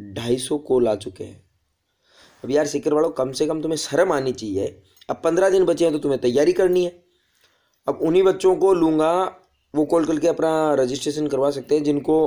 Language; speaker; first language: Hindi; native; Hindi